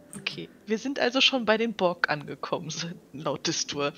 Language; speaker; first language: German; native; German